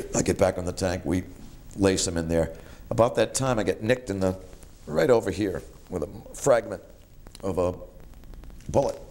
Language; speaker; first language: English; native; English